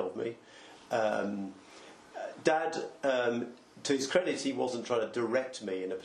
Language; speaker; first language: English; native; English